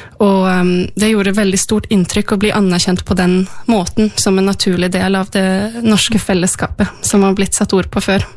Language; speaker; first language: Norwegian; native; Norwegian